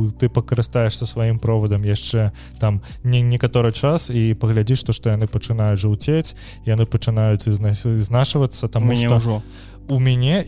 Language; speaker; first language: Belarusian; native; Belarusian